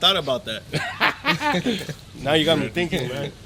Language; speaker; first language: English; native; English